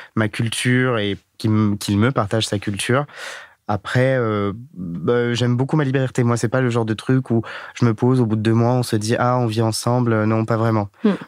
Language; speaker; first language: French; native; French